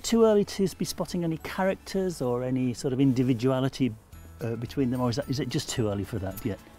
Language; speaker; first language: English; native; English